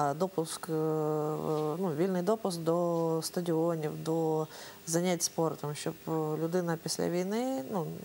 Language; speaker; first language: Ukrainian; native; Ukrainian